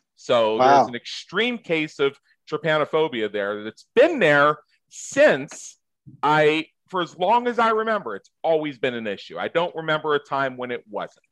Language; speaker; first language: English; native; English